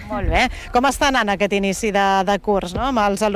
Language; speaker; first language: Catalan; native; Catalan